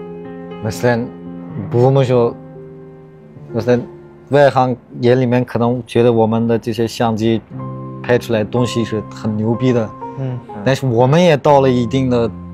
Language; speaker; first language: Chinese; non-native, local second language; Uyghur